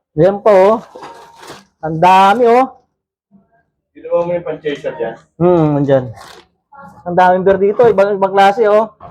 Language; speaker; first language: Filipino; native; Filipino